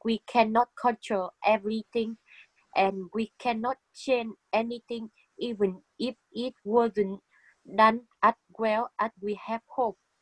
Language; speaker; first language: English; non-native, learner; Vietnamese